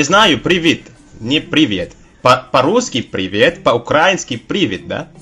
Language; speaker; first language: Russian; non-native, learner; Indonesian